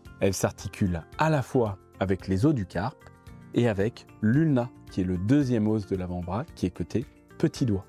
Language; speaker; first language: French; native; French